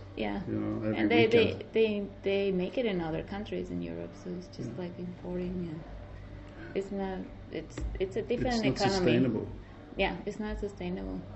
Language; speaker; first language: English; non-native, fluent; Spanish